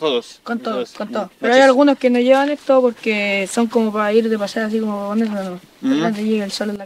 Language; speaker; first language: Spanish; native; Spanish